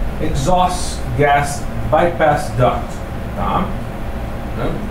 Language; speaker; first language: English; non-native, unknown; Portuguese